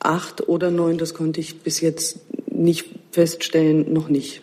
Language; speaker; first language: German; native; German